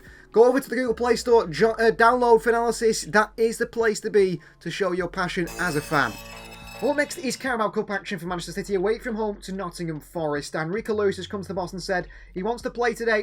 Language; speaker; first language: English; native; English